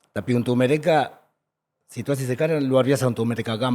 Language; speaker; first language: Indonesian; non-native, fluent; Spanish